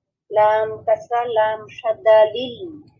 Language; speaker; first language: Arabic; non-native, learner; Bangla